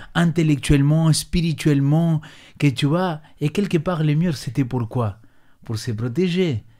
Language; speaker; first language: French; non-native, fluent; Spanish